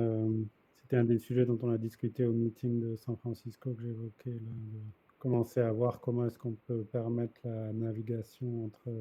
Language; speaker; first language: French; native; French